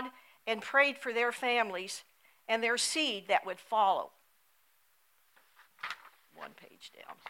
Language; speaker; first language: English; native; English